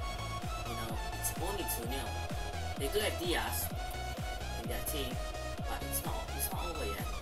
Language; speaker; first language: English; native; English